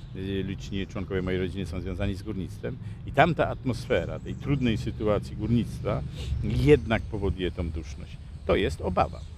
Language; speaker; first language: Polish; native; Polish